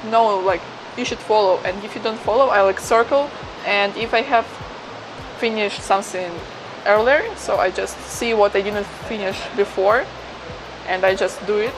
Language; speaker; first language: English; non-native, fluent; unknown